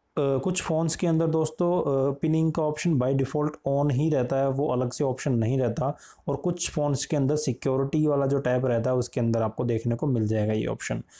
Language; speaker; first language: Hindi; native; Hindi